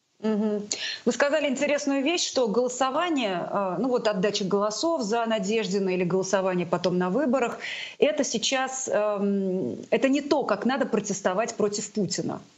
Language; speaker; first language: Russian; non-native, local second language; Tatar